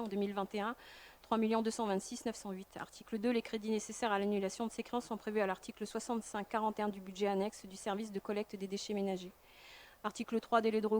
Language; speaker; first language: French; native; French